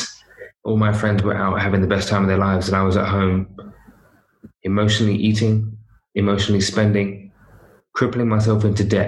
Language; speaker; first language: English; native; English